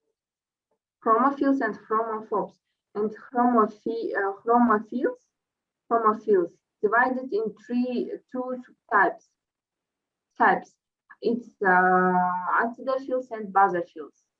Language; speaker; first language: English; non-native, fluent; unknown